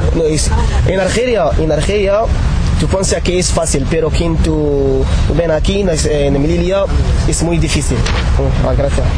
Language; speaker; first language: Spanish; non-native, learner; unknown